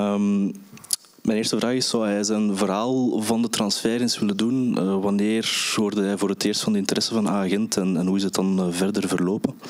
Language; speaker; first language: Dutch; native; Dutch